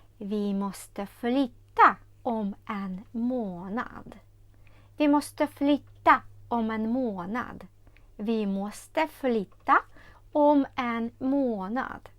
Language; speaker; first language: Swedish; non-native, fluent; Ukrainian